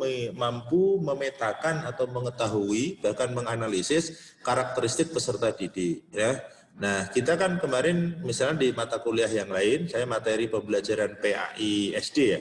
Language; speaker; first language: Indonesian; non-native, local second language; Javanese